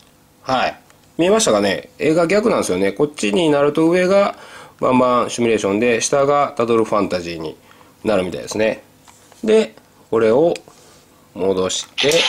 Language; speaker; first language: Japanese; native; Japanese